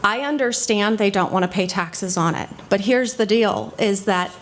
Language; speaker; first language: English; native; English